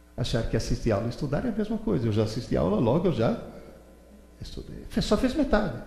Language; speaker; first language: Portuguese; early bilingual, other home language; Italian